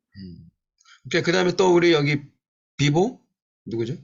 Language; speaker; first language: Korean; native; Korean